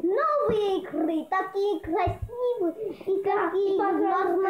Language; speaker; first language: Russian; early bilingual, heritage; Russian